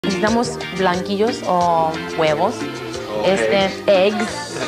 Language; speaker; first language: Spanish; early bilingual, heritage; English